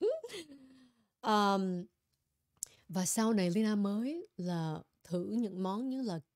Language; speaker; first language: Vietnamese; native; Vietnamese